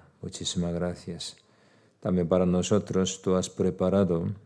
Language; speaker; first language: Spanish; non-native, learner; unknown